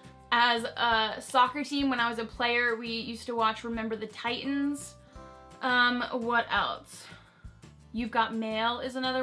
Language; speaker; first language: English; native; English